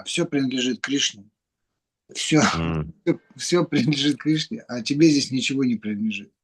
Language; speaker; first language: Russian; native; Russian